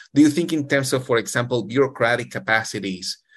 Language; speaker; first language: English; non-native, fluent; Spanish